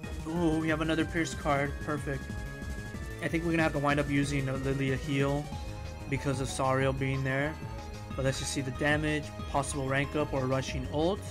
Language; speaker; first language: English; native; English